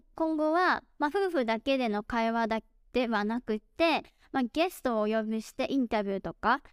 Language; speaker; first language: Japanese; native; Japanese